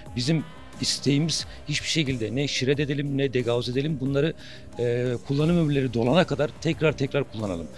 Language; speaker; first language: Turkish; native; Turkish